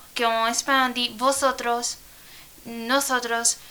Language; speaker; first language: French; non-native, learner; Spanish